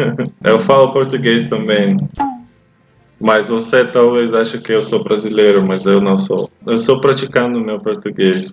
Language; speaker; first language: Portuguese; non-native, fluent; Russian